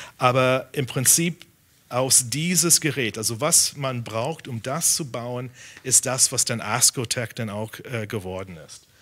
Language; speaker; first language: German; non-native, fluent; English